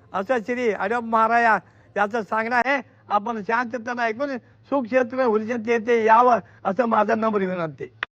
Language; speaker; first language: Marathi; non-native, local second language; Kannada